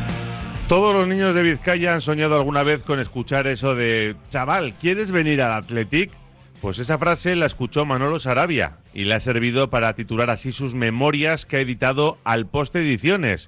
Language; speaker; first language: Spanish; native; Spanish